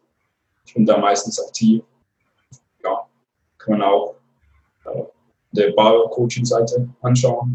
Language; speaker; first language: German; non-native, fluent; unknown